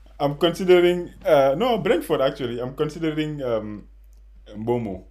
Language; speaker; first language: English; non-native, local second language; Wolof